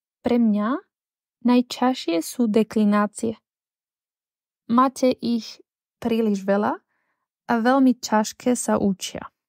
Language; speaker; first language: Slovak; non-native, learner; Spanish